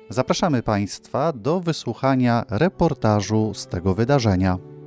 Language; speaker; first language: Polish; native; Polish